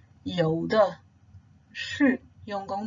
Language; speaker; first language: Chinese; non-native, fluent; English